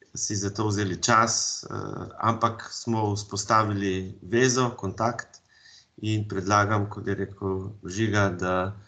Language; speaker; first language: Slovenian; native; Slovenian